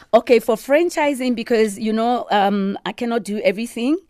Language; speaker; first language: English; non-native, local second language; Southern Sotho